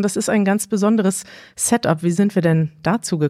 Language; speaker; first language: German; native; German